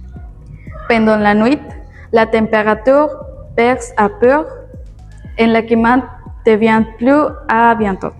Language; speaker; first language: French; non-native, learner; Spanish